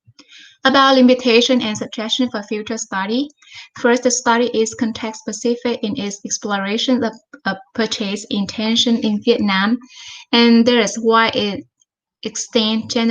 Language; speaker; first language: English; non-native, fluent; Vietnamese